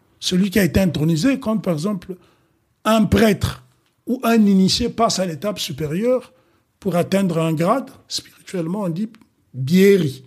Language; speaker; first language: French; non-native, local second language; Kongo